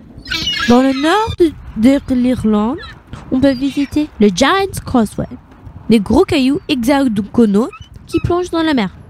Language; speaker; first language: French; non-native, learner; English